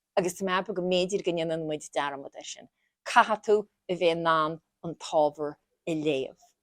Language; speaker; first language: Irish; native; Irish